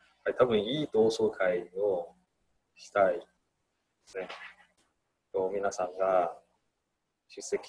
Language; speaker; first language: Japanese; non-native, learner; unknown